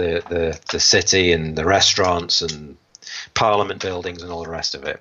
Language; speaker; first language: English; native; English